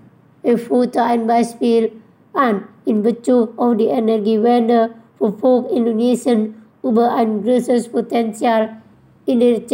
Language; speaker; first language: German; non-native, fluent; Indonesian